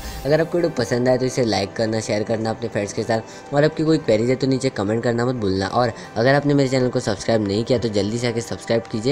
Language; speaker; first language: Hindi; native; Hindi